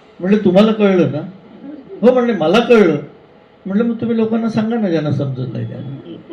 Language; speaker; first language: Marathi; native; Marathi